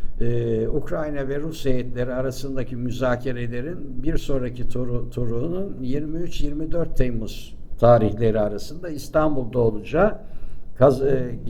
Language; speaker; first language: Turkish; native; Turkish